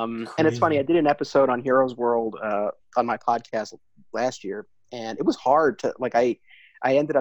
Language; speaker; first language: English; native; English